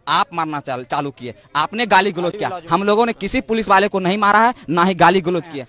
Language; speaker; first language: Hindi; native; Hindi